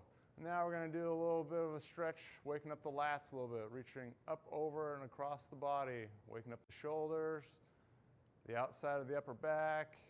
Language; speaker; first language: English; native; English